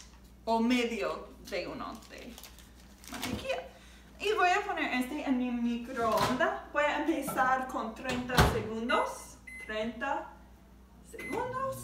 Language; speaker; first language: Spanish; non-native, learner; English